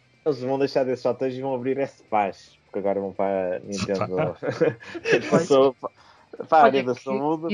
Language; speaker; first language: Portuguese; native; Portuguese